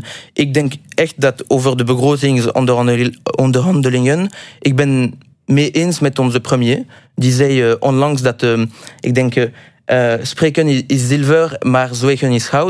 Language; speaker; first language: Dutch; non-native, local second language; French